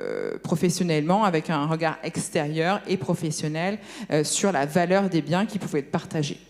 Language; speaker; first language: French; native; French